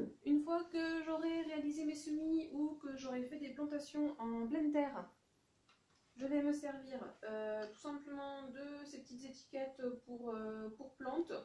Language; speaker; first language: French; native; French